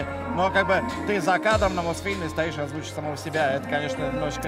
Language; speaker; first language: Russian; native; Russian